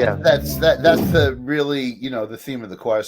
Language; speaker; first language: English; native; English